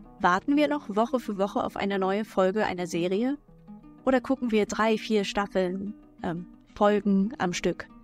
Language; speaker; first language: German; native; German